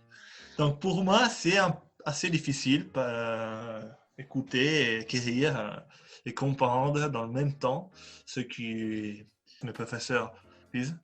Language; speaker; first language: French; non-native, learner; Italian